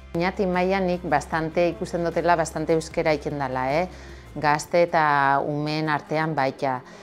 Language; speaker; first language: Basque; native; Basque